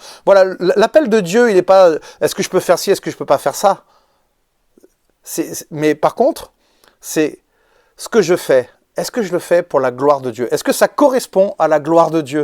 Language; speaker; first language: French; native; French